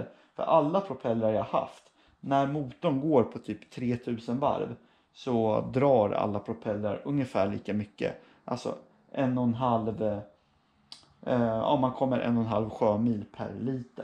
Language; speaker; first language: Swedish; native; Swedish